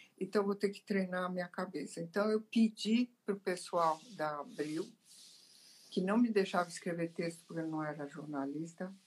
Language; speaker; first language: Portuguese; early bilingual, other home language; Italian